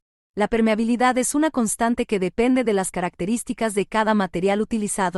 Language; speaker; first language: Spanish; native; Spanish